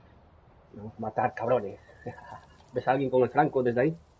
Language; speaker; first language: Spanish; native; Spanish